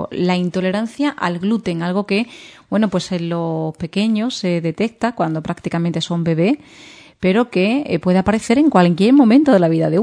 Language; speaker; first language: Spanish; native; Spanish